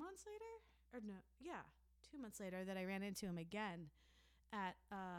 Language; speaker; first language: English; native; English